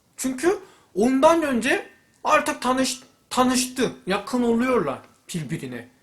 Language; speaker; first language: Turkish; non-native, fluent; Korean